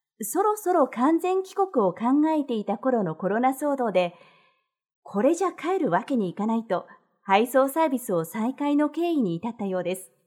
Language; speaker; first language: Japanese; native; Japanese